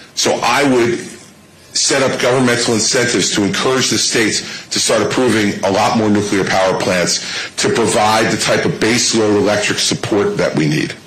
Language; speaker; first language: English; native; English